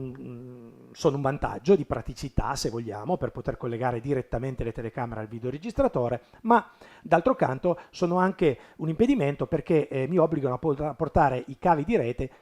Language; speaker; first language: Italian; native; Italian